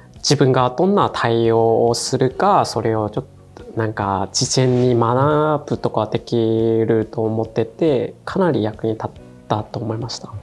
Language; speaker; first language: Japanese; non-native, fluent; Chinese